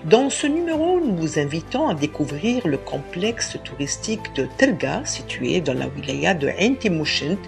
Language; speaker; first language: French; non-native, local second language; Arabic